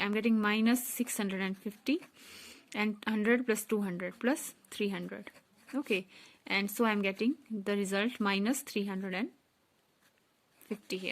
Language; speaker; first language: English; non-native, local second language; Hindi